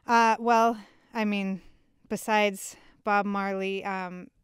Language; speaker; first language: English; native; English